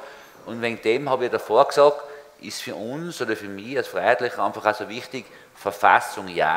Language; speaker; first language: German; native; German